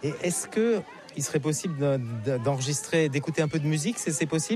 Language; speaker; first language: French; native; French